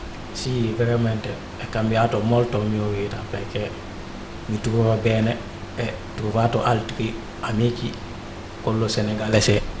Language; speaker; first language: Italian; non-native, learner; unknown